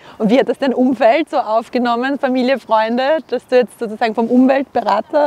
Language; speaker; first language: German; native; German